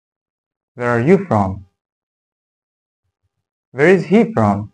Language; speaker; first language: English; non-native, fluent; Persian